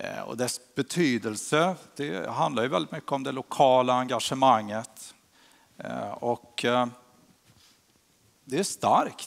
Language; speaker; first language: Swedish; native; Swedish